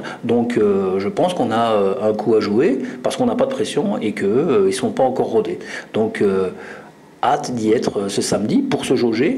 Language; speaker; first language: French; native; French